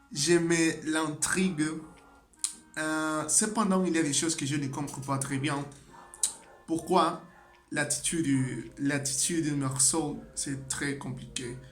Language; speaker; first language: French; non-native, learner; Spanish